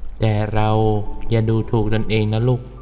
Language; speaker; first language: Thai; native; Thai